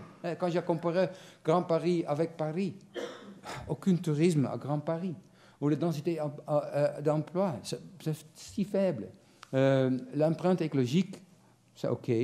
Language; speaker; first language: French; non-native, fluent; Dutch